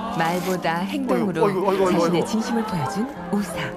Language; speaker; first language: Korean; native; Korean